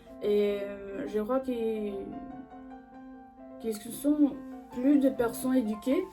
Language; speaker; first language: French; non-native, learner; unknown